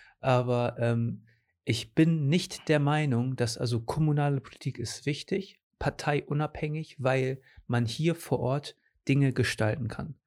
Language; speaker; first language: German; early bilingual, other home language; Portuguese